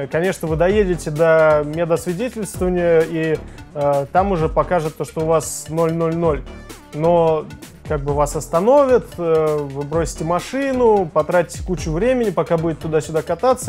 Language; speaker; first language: Russian; native; Russian